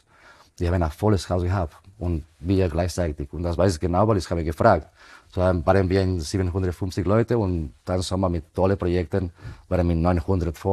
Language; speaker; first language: German; non-native, fluent; Spanish